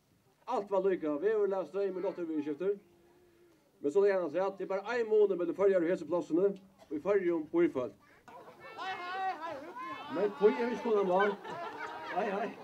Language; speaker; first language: Danish; non-native, learner; Faroese